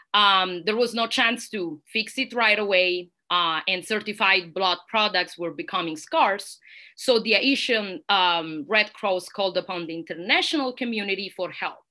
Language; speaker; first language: English; non-native, fluent; Italian